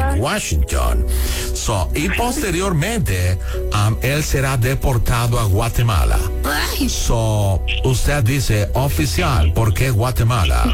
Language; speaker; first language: Spanish; non-native, learner; English